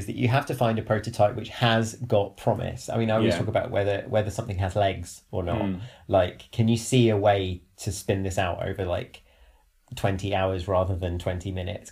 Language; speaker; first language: English; native; English